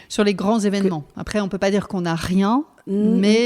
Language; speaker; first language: French; native; French